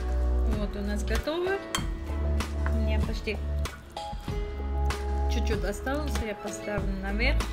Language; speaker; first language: Russian; non-native, learner; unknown